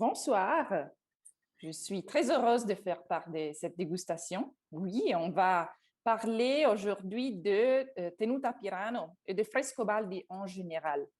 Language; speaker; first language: French; non-native, fluent; Italian